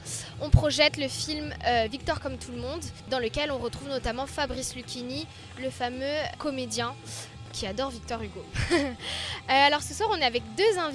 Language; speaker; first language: French; native; French